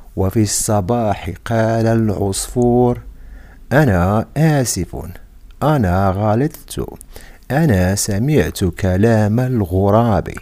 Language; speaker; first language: Arabic; non-native, fluent; Indonesian